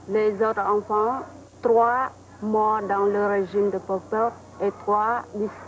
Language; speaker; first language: French; non-native, learner; Khmer